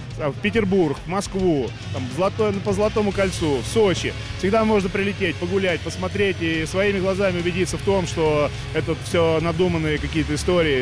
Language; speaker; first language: Russian; native; Russian